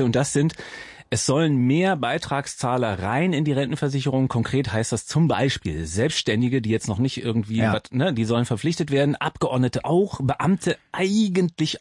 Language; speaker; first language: German; native; German